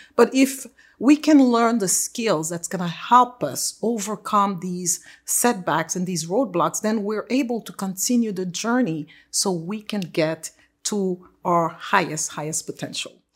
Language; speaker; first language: English; non-native, fluent; Haitian Creole